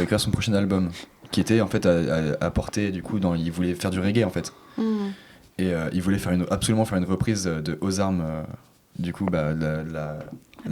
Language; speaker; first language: French; native; French